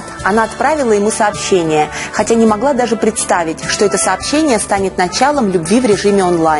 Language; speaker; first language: Russian; native; Russian